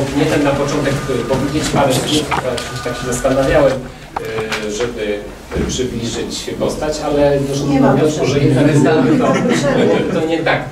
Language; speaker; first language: Polish; native; Polish